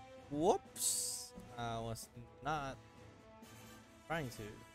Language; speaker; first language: English; non-native, local second language; Filipino